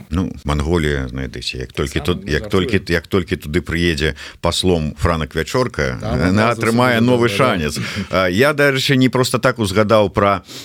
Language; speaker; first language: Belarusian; non-native, local second language; Russian